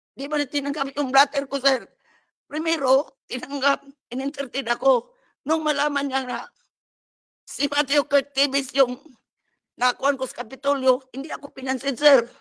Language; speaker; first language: Filipino; non-native, local second language; Cebuano